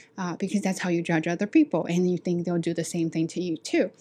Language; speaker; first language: English; non-native, fluent; Chinese